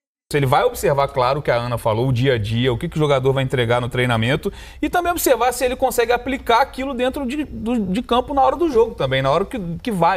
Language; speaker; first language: Portuguese; native; Portuguese